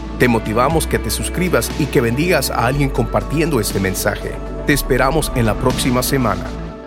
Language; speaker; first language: Spanish; native; Spanish